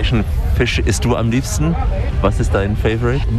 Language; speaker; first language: German; native; German